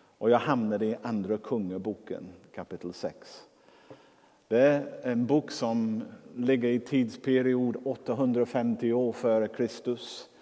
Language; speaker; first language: Swedish; non-native, fluent; English